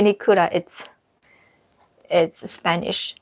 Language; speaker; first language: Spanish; non-native, learner; Chinese